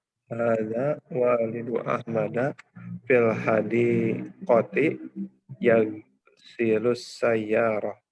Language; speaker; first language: Arabic; non-native, learner; Indonesian